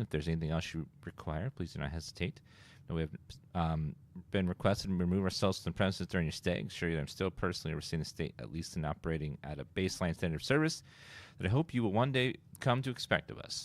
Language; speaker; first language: English; native; English